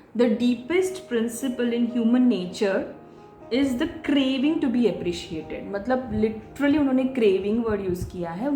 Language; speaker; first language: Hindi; non-native, local second language; Gujarati